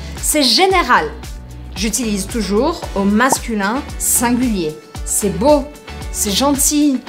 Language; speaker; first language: French; non-native, fluent; Portuguese